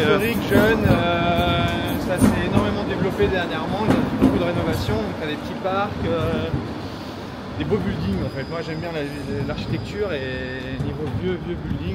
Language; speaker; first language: French; native; French